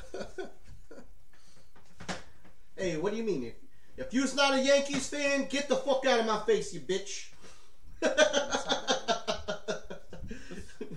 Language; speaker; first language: English; native; English